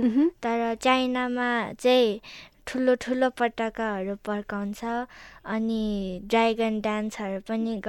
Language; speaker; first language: Nepali; early bilingual, other home language; Chinese